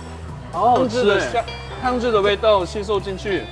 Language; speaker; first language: Chinese; non-native, fluent; Korean